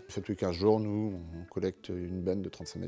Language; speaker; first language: French; native; French